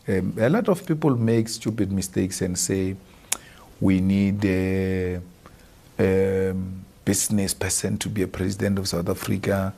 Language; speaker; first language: English; non-native, local second language; Northern Sotho